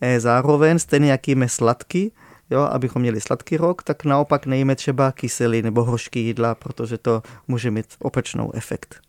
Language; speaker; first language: Czech; non-native, fluent; Hebrew